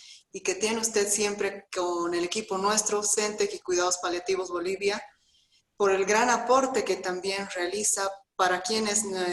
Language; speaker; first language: Spanish; native; Spanish